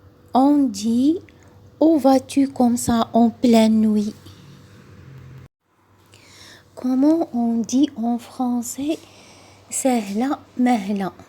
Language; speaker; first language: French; non-native, local second language; Arabic